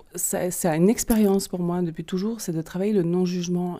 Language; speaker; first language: French; native; French